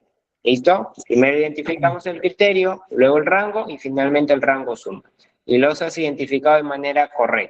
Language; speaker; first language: Spanish; native; Spanish